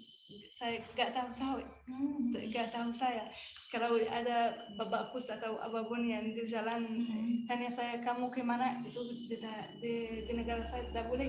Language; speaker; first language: Indonesian; non-native, learner; Arabic